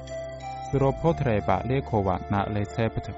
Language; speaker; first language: Croatian; native; Croatian